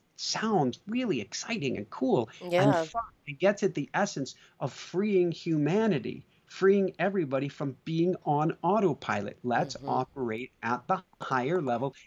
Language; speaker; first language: English; native; English